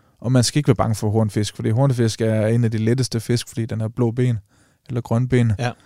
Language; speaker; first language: Danish; native; Danish